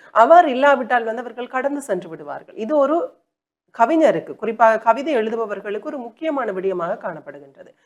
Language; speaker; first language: Tamil; native; Tamil